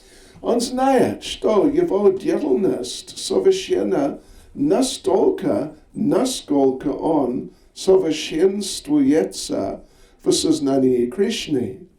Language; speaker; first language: Russian; non-native, learner; English